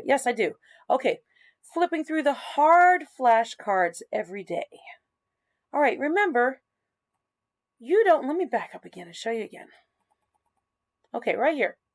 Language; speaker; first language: English; native; English